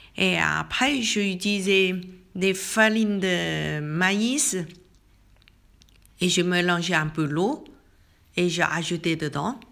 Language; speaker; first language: French; non-native, learner; Chinese